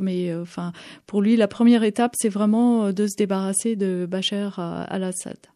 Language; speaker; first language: French; native; French